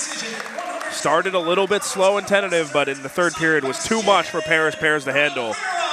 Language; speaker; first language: English; native; English